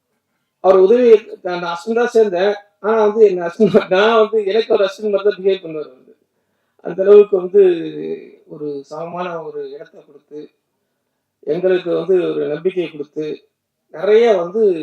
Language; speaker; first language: Tamil; native; Tamil